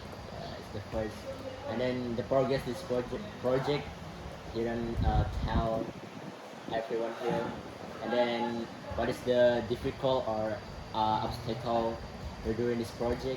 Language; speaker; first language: English; non-native, learner; Indonesian